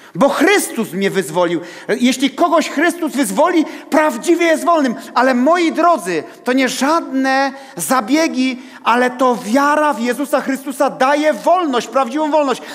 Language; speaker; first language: Polish; native; Polish